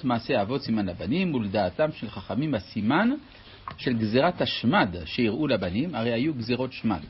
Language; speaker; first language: Hebrew; native; Hebrew